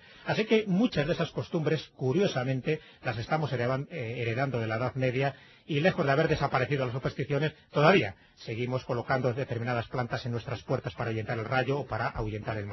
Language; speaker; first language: Spanish; native; Spanish